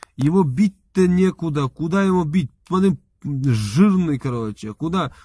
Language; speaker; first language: Russian; non-native, local second language; Chechen